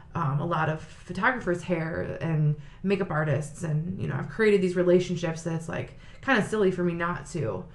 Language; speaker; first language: English; native; English